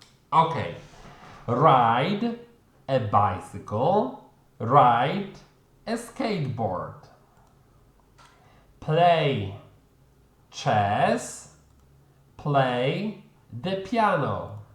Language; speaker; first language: English; non-native, fluent; Polish